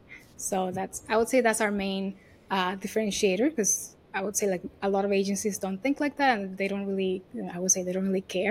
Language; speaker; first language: English; non-native, fluent; Spanish